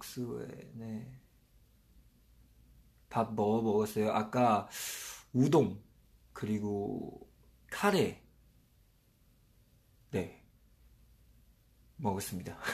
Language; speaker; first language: Korean; non-native, fluent; Chinese